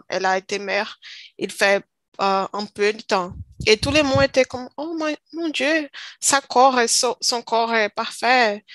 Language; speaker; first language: French; non-native, learner; Portuguese